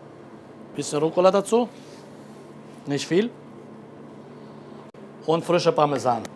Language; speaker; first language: German; non-native, learner; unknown